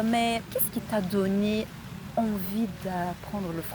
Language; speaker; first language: French; non-native, fluent; Portuguese